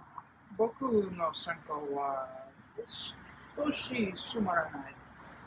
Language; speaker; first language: Japanese; non-native, learner; English